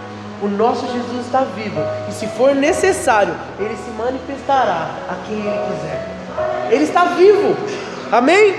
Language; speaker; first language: Portuguese; native; Portuguese